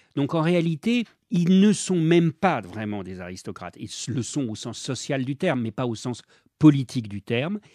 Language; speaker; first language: French; native; French